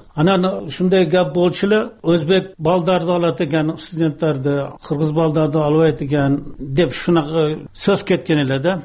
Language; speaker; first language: Kyrgyz; non-native, local second language; Uyghur